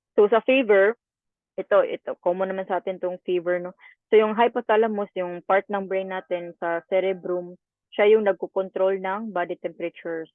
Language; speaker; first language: Filipino; native; Filipino